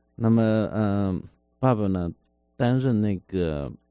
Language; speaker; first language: Chinese; native; Chinese